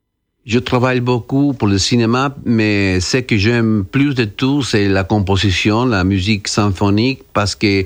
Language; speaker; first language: French; non-native, fluent; Spanish